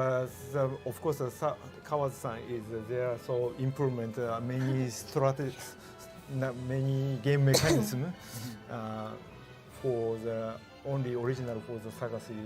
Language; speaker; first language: English; non-native, learner; Japanese